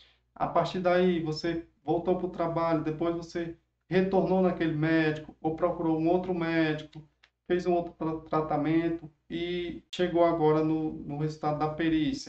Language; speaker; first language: Portuguese; native; Portuguese